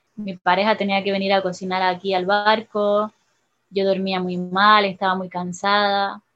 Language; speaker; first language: Spanish; native; Spanish